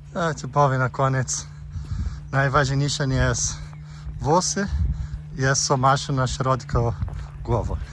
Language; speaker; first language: Polish; non-native, learner; Portuguese